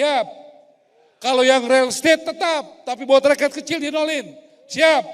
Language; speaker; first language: Indonesian; native; Indonesian